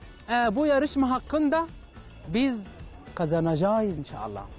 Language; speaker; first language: Turkish; non-native, learner; Arabic